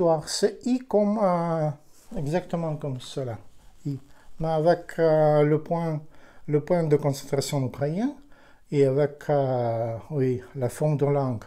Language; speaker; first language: French; non-native, fluent; Ukrainian